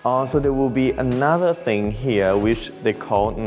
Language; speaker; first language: English; non-native, fluent; Thai